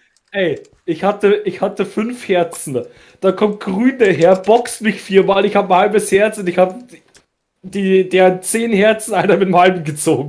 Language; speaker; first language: German; native; German